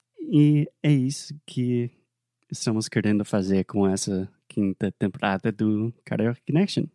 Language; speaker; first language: Portuguese; non-native, fluent; English